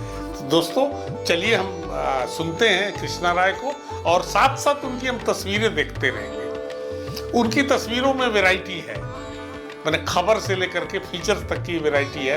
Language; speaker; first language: Hindi; native; Hindi